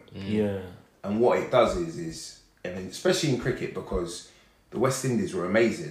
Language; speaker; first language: English; native; English